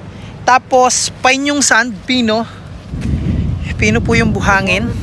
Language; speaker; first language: Filipino; native; Filipino